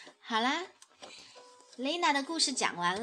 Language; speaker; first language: Chinese; native; Chinese